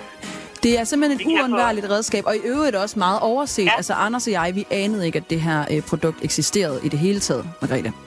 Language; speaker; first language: Danish; native; Danish